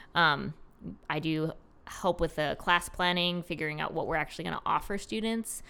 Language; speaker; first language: English; native; English